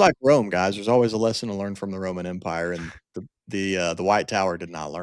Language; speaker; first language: English; native; English